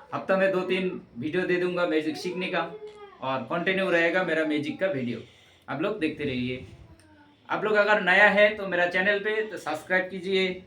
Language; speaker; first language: Hindi; non-native, local second language; Bangla